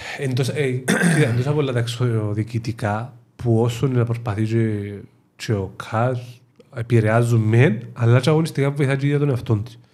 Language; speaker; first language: Greek; native; Greek